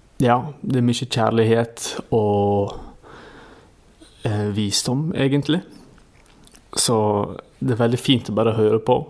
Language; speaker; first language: Norwegian; native; Norwegian